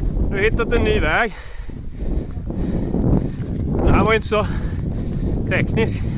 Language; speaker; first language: Swedish; native; Swedish